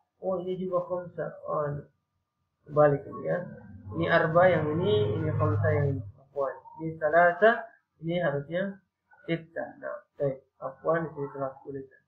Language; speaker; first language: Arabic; non-native, fluent; Indonesian